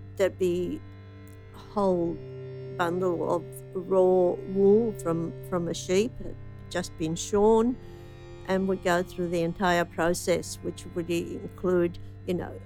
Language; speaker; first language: English; non-native, fluent; Italian